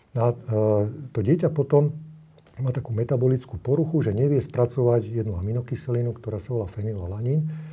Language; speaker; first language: Slovak; native; Slovak